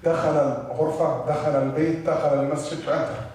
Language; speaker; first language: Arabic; non-native, fluent; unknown